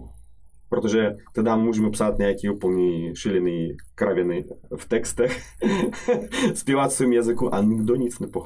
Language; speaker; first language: Czech; non-native, learner; Russian